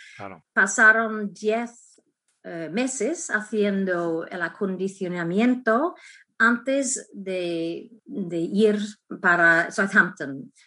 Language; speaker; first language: Spanish; non-native, fluent; English